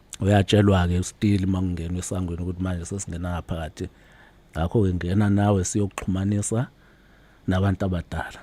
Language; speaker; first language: Zulu; native; Zulu